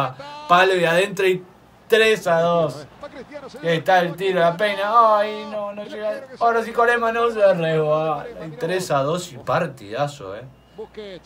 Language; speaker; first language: Spanish; native; Spanish